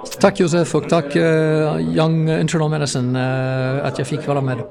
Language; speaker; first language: Swedish; non-native, fluent; English